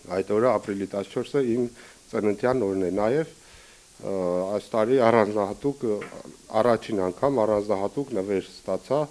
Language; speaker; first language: Armenian; native; Armenian